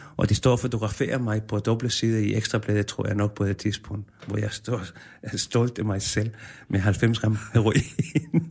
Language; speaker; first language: Danish; non-native, fluent; Spanish